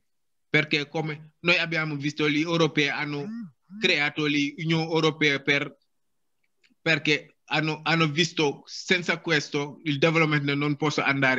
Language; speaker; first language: Italian; non-native, learner; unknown